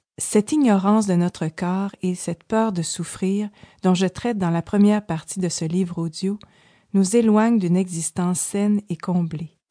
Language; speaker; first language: French; native; French